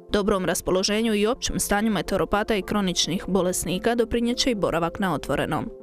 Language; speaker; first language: Croatian; native; Croatian